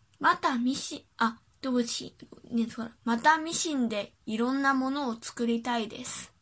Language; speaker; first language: Japanese; early bilingual, other home language; Chinese